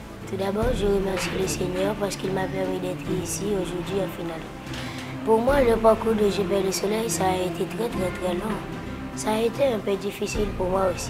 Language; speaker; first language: French; non-native, local second language; Haitian Creole